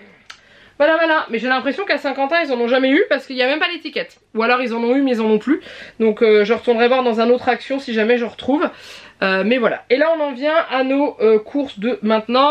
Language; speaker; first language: French; native; French